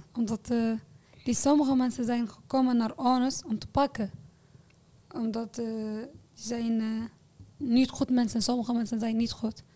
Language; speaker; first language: Dutch; non-native, learner; Tigrinya